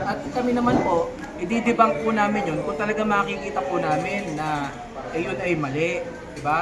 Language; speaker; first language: Filipino; native; Filipino